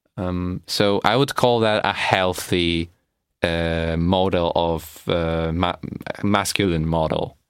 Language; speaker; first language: English; non-native, fluent; Polish